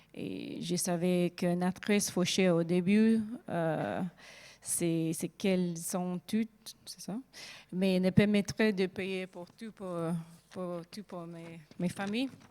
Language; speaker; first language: French; non-native, learner; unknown